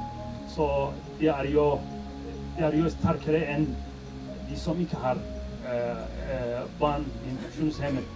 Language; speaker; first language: Swedish; non-native, learner; Arabic